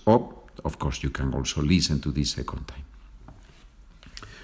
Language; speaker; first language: English; non-native, fluent; Spanish